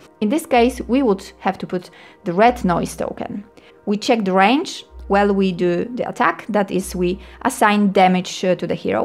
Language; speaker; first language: English; non-native, fluent; Polish